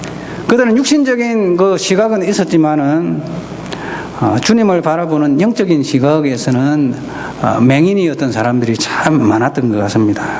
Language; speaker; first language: Korean; native; Korean